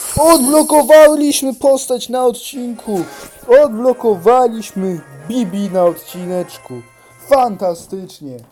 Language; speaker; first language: Polish; native; Polish